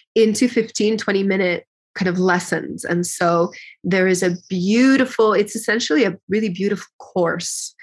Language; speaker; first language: English; early bilingual, other home language; Ukrainian